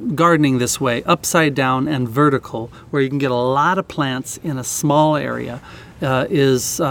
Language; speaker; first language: English; native; English